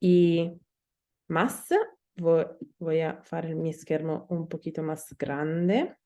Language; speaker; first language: Spanish; non-native, learner; Italian